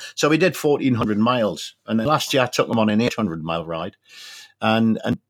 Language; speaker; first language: English; native; English